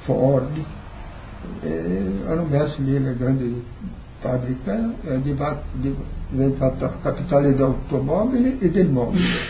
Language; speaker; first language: Italian; early bilingual, heritage; Portuguese